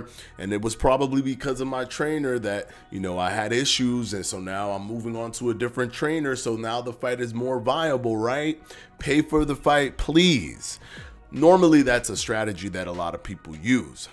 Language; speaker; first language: English; native; English